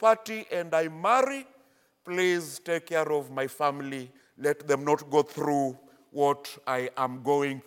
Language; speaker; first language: English; non-native, local second language; Luyia